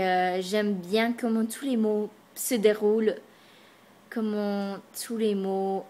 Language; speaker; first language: French; non-native, fluent; English